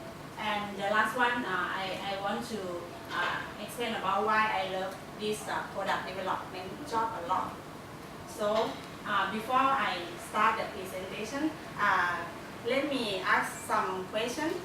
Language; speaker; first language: English; non-native, learner; Thai